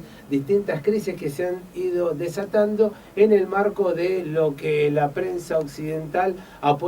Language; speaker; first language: Spanish; native; Spanish